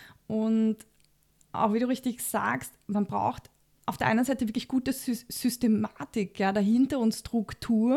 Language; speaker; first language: German; native; German